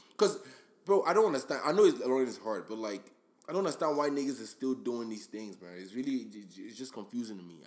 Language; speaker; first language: English; non-native, local second language; Yoruba